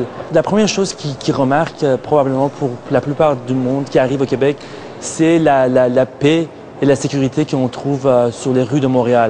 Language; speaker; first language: French; non-native, fluent; Persian